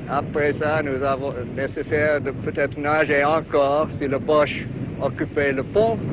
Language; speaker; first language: French; non-native, learner; English